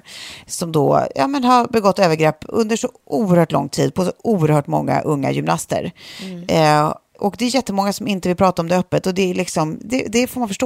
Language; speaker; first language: Swedish; native; Swedish